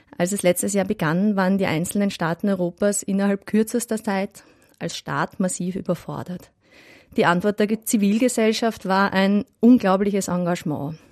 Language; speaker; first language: German; native; German